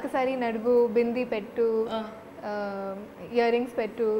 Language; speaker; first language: Telugu; non-native, learner; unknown